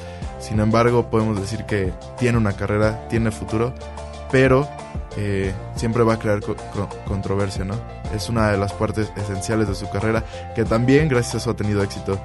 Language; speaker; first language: Spanish; native; Spanish